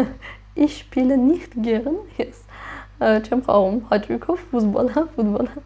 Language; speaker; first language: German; non-native, fluent; Armenian